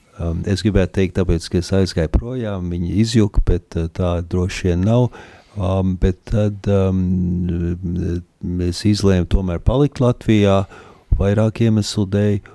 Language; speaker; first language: Latvian; early bilingual, heritage; Latvian